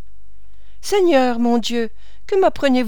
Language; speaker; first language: French; native; French